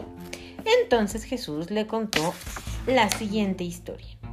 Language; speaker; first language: Spanish; native; Spanish